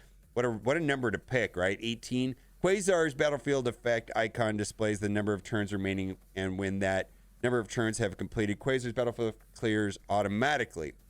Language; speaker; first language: English; native; English